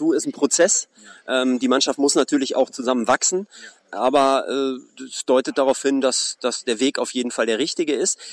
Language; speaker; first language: German; native; German